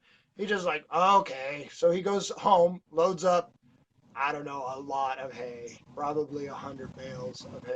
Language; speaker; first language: English; native; English